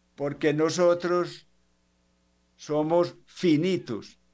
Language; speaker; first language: Spanish; native; Spanish